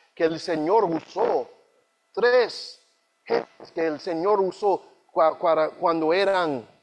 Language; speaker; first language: Spanish; non-native, learner; English